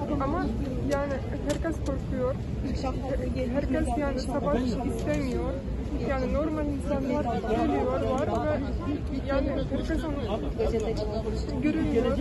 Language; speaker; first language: Turkish; non-native, learner; Ukrainian